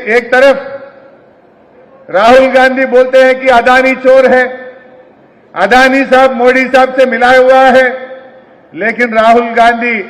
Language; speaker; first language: Hindi; non-native, local second language; Telugu